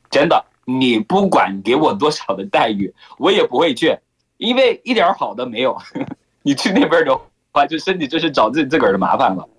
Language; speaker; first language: Chinese; non-native, fluent; French